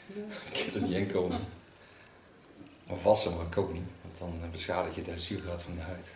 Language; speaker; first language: Dutch; native; Dutch